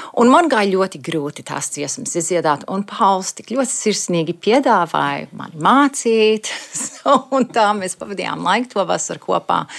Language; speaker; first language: Latvian; early bilingual, heritage; Latvian